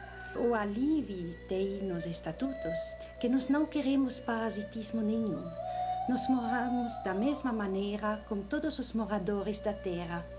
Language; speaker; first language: Portuguese; non-native, fluent; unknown